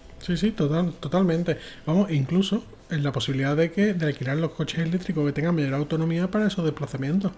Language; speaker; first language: Spanish; native; Spanish